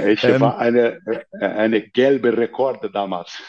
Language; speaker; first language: German; non-native, learner; Portuguese